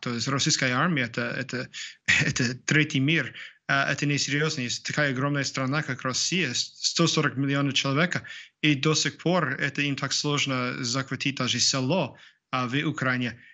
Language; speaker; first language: Russian; non-native, fluent; English